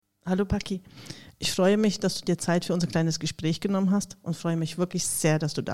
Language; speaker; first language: German; native; German